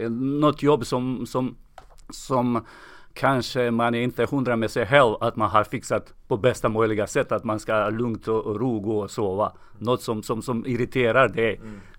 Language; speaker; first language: Swedish; non-native, fluent; Serbian